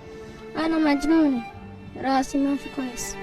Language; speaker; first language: Arabic; non-native, learner; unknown